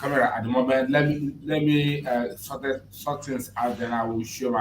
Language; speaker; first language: English; non-native, local second language; Igbo